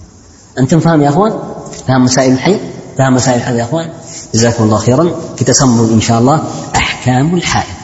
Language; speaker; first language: Arabic; non-native, fluent; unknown